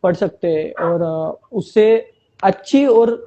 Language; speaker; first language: Hindi; non-native, local second language; Marathi